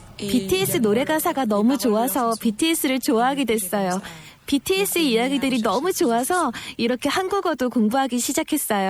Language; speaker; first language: Korean; non-native, fluent; French